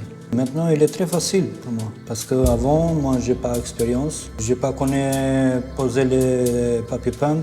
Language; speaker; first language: French; non-native, learner; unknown